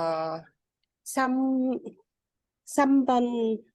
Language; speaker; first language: Korean; non-native, learner; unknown